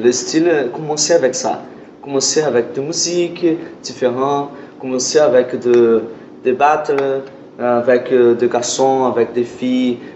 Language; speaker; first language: French; non-native, learner; Portuguese